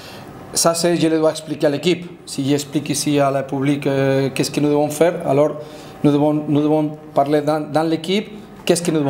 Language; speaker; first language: French; non-native, fluent; Spanish